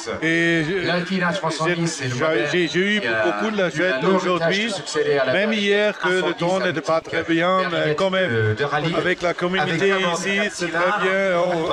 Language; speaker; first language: French; non-native, fluent; German